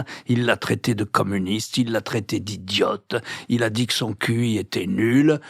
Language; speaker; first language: French; native; French